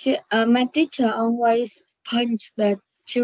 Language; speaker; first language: English; non-native, learner; Vietnamese